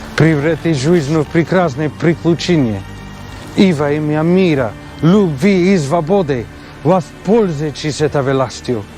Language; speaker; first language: Russian; non-native, learner; English